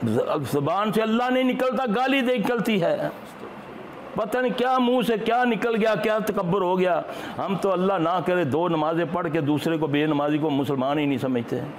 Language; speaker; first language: Hindi; non-native, local second language; Punjabi